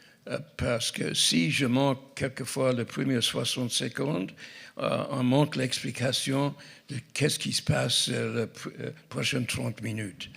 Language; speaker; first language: French; non-native, fluent; English